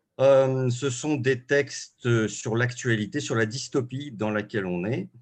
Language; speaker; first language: French; early bilingual, other home language; Russian